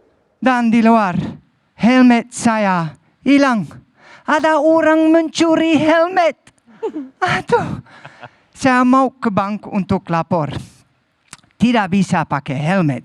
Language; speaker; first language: Indonesian; non-native, learner; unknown